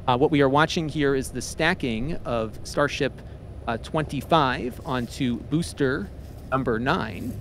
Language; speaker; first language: English; native; English